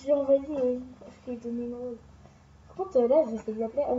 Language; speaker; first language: French; native; French